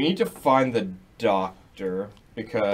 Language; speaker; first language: English; native; English